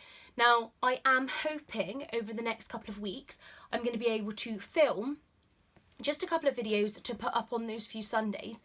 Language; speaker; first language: English; native; English